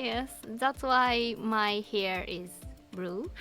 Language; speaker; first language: English; non-native, learner; Japanese